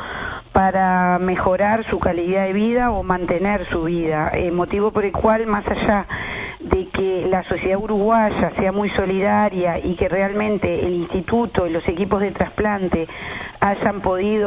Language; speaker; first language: Spanish; native; Spanish